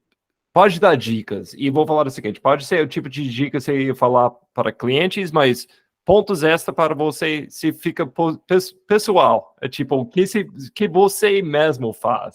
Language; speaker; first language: Portuguese; non-native, fluent; English